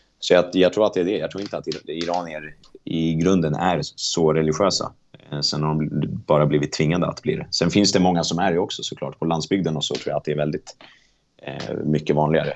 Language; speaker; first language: Swedish; native; Swedish